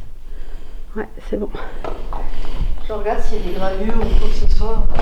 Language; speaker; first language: French; native; French